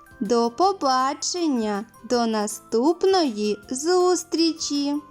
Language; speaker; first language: Ukrainian; native; Ukrainian